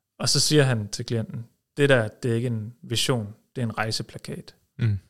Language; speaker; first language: Danish; early bilingual, heritage; Danish